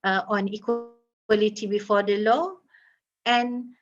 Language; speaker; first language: English; non-native, local second language; Malay